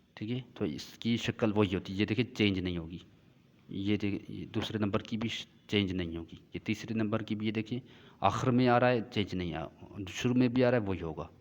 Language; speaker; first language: Urdu; non-native, local second language; Sindhi